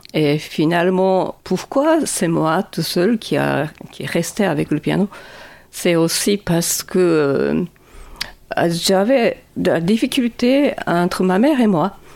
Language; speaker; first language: French; non-native, fluent; Japanese